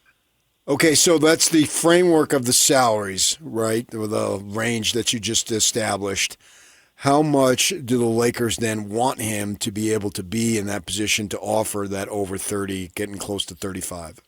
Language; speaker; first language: English; native; English